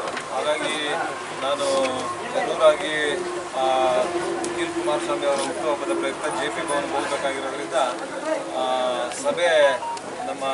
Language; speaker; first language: Kannada; native; Kannada